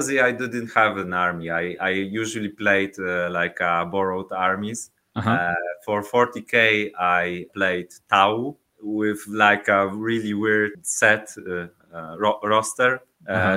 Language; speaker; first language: English; non-native, learner; Polish